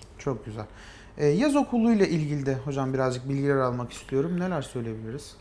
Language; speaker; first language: Turkish; native; Turkish